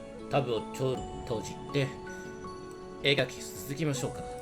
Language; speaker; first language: Japanese; non-native, learner; English